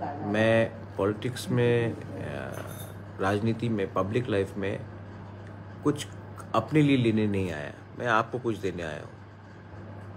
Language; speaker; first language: Hindi; non-native, local second language; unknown